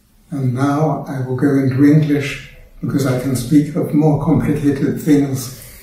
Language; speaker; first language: English; native; English